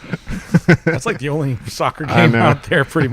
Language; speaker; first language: English; native; English